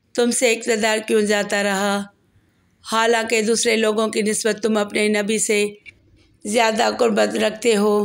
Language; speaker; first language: Urdu; native; Urdu